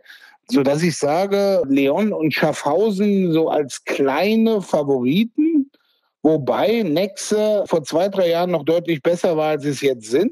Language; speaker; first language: German; native; German